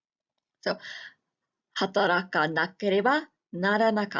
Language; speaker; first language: Japanese; non-native, fluent; English